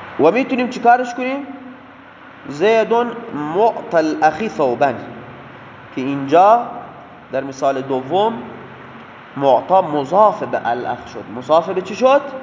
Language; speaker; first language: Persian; non-native, local second language; Baluchi